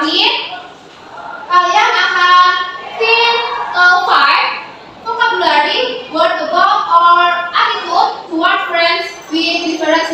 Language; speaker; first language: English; non-native, learner; Indonesian